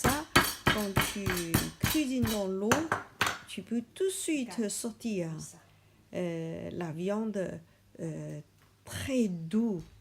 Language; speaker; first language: French; non-native, learner; Chinese